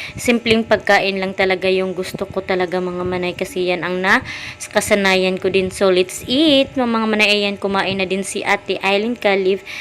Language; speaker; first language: Filipino; non-native, local second language; Cebuano